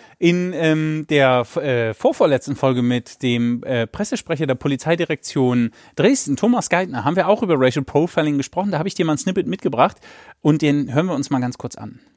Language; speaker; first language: German; native; German